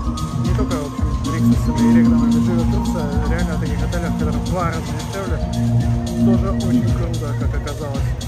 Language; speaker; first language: Russian; native; Russian